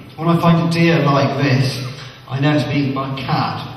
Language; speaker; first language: English; native; English